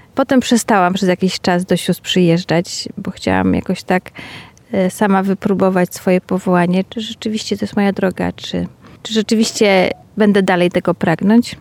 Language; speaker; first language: Polish; native; Polish